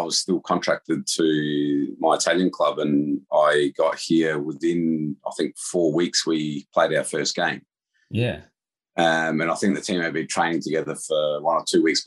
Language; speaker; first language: English; native; English